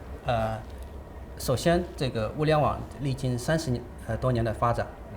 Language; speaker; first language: Chinese; native; Chinese